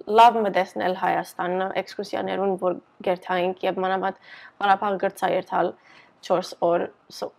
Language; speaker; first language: Armenian; early bilingual, heritage; Armenian